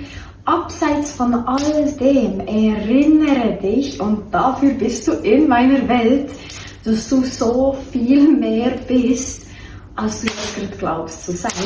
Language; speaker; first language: German; native; German